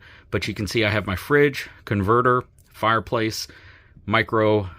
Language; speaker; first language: English; native; English